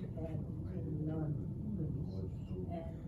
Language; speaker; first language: English; non-native, learner; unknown